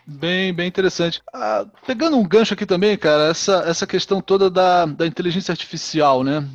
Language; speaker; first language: Portuguese; native; Portuguese